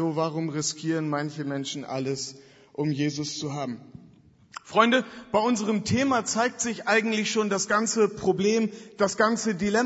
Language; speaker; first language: German; native; German